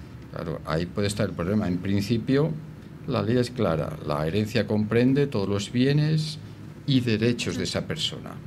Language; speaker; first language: Spanish; native; Spanish